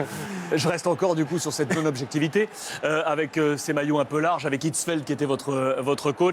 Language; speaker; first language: French; native; French